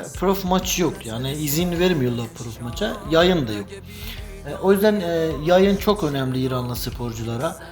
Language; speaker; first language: Turkish; non-native, fluent; Persian